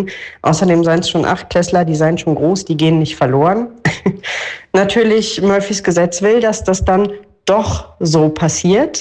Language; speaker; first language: German; native; German